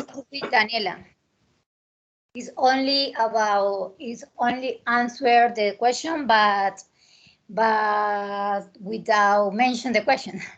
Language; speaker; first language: English; non-native, learner; Spanish